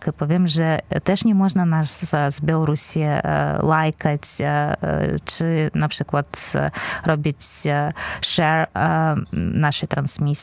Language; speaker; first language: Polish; non-native, fluent; Belarusian